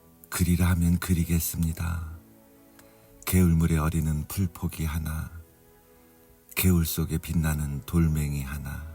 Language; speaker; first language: Korean; native; Korean